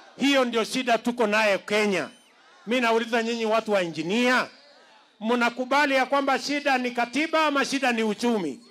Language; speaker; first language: Swahili; non-native, local second language; Kalenjin